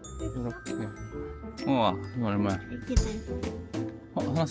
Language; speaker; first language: Korean; native; Korean